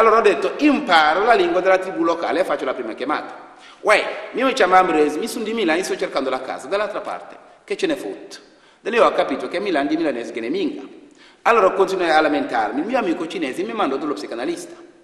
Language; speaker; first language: Italian; non-native, fluent; Wolof